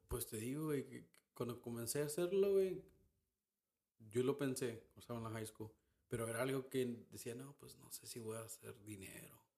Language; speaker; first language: Spanish; early bilingual, heritage; Spanish